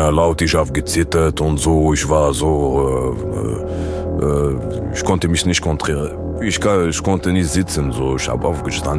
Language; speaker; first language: German; non-native, learner; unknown